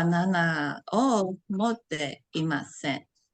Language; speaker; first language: Japanese; non-native, learner; English